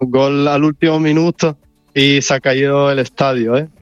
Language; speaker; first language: Spanish; non-native, fluent; Italian